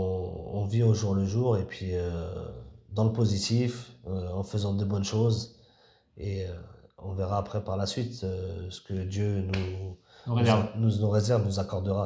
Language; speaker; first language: French; native; French